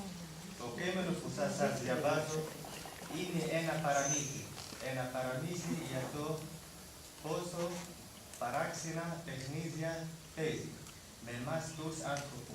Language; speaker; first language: Greek; non-native, learner; Arabic